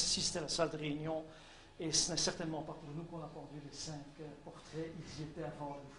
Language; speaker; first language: French; native; French